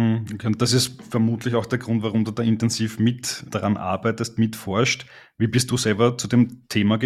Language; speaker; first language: German; native; German